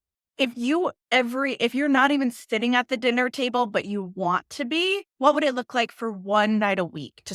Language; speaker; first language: English; native; English